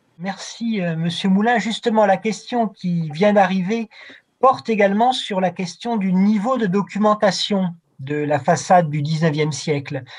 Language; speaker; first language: French; native; French